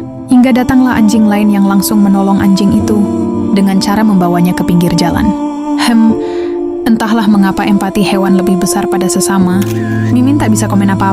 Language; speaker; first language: Indonesian; native; Indonesian